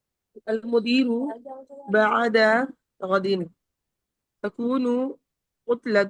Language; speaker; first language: Arabic; non-native, learner; Urdu